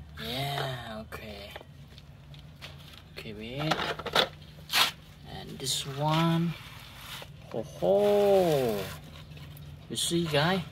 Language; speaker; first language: English; non-native, learner; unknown